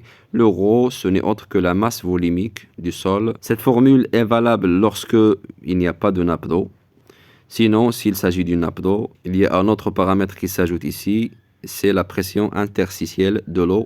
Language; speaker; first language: French; non-native, local second language; Arabic